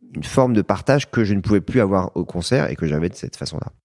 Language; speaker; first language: French; native; French